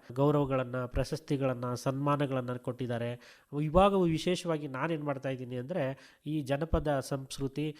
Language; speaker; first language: Kannada; native; Kannada